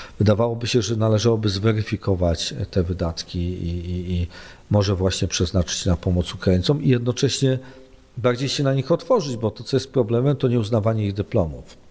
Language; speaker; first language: Polish; native; Polish